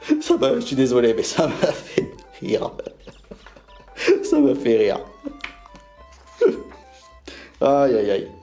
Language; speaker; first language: French; native; French